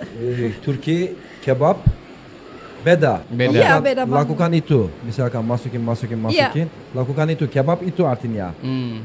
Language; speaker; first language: Indonesian; non-native, learner; Turkish